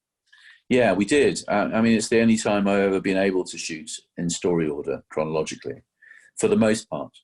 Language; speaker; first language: English; native; English